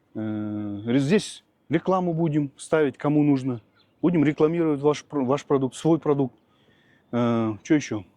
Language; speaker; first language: Russian; non-native, local second language; Kazakh